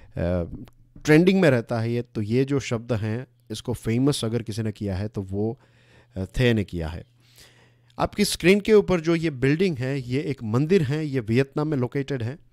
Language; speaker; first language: Hindi; non-native, local second language; Gujarati